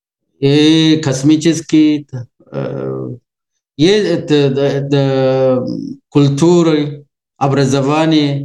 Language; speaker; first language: Russian; non-native, learner; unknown